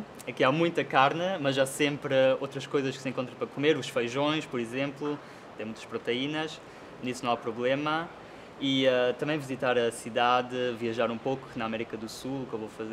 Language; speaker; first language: Portuguese; early bilingual, heritage; Portuguese